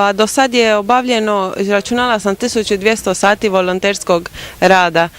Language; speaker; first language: Croatian; native; Croatian